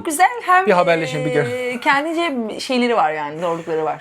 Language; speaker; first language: Turkish; native; Turkish